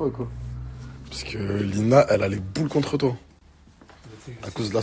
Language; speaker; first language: French; native; French